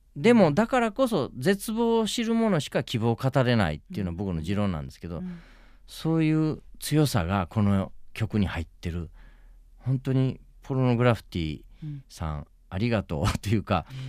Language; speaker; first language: Japanese; native; Japanese